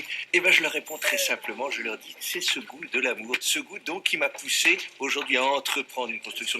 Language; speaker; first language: French; native; French